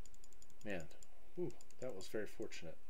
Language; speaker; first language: English; native; English